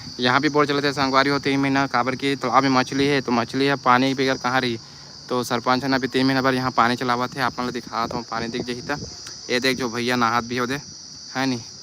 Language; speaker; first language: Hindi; native; Hindi